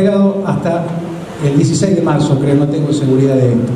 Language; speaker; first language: Spanish; native; Spanish